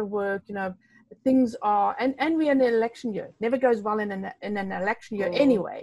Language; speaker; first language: English; non-native, local second language; Afrikaans